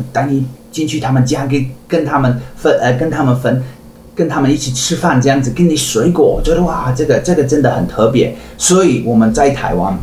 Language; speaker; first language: Chinese; non-native, fluent; English